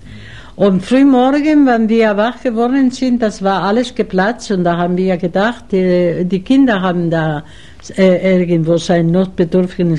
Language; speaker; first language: German; non-native, fluent; Spanish